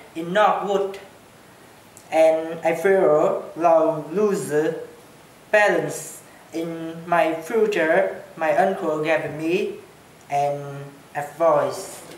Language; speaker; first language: English; non-native, learner; Chinese